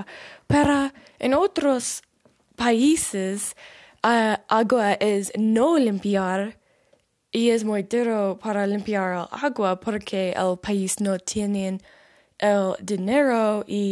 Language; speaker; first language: Spanish; non-native, learner; English